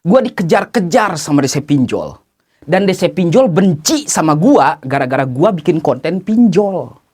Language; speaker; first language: Indonesian; native; Indonesian